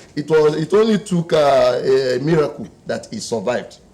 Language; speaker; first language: English; non-native, local second language; Yoruba